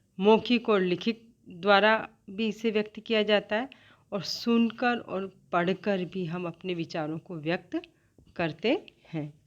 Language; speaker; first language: Hindi; native; Hindi